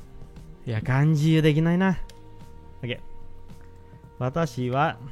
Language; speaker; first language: Japanese; non-native, fluent; Indonesian